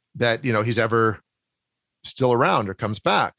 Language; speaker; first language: English; native; English